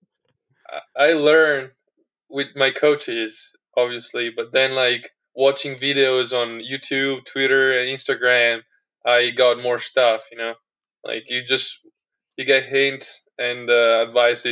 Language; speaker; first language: English; non-native, fluent; Italian